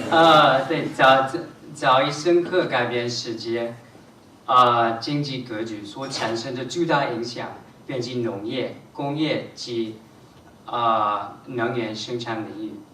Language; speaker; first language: Chinese; non-native, fluent; English